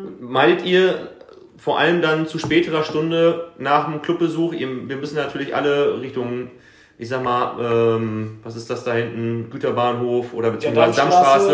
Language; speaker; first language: German; native; German